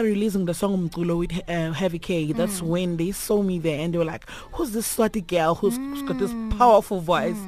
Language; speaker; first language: English; non-native, local second language; Swati